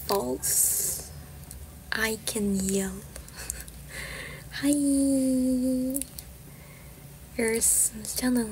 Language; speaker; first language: English; non-native, fluent; Georgian